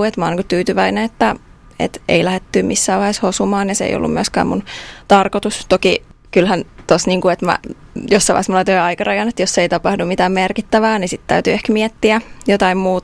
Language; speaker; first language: Finnish; native; Finnish